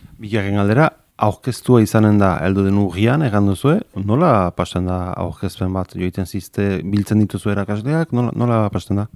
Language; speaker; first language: Basque; native; Basque